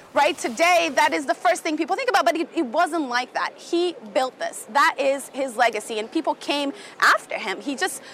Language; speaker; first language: English; non-native, fluent; Portuguese